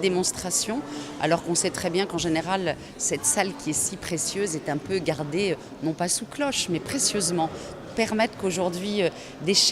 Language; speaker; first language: French; native; French